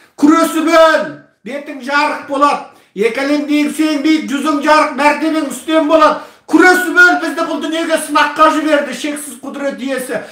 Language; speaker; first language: Kazakh; early bilingual, heritage; Kazakh